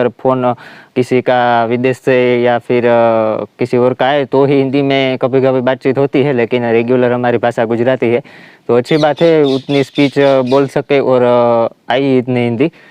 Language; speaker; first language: Hindi; non-native, local second language; Gujarati